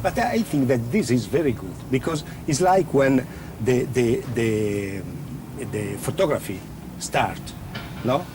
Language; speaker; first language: English; non-native, learner; Italian